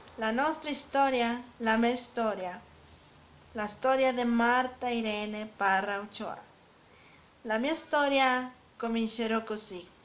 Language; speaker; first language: Italian; non-native, learner; Spanish